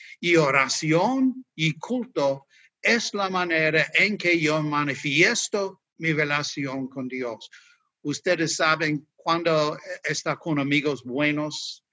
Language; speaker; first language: Spanish; non-native, fluent; English